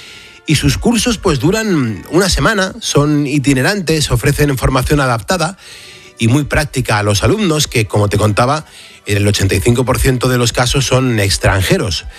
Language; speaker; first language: Spanish; native; Spanish